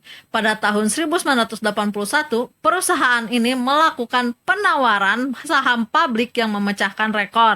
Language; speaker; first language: Indonesian; native; Indonesian